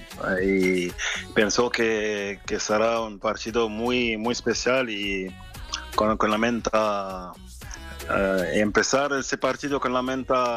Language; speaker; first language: Spanish; non-native, fluent; French